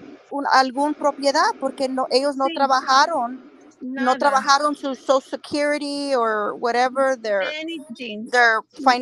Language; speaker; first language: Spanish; early bilingual, heritage; Spanish